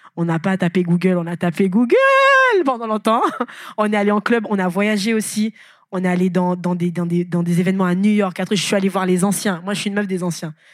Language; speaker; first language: French; non-native, local second language; Lingala